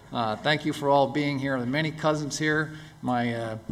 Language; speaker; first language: English; native; English